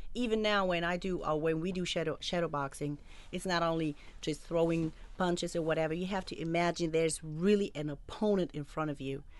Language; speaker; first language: English; non-native, fluent; Arabic